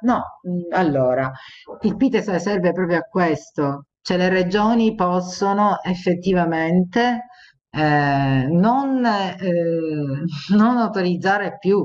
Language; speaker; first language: Italian; native; Italian